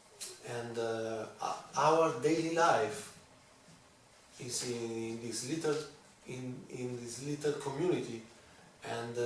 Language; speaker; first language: English; non-native, learner; Italian